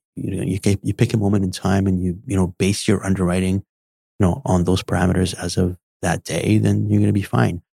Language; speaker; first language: English; early bilingual, other home language; Arabic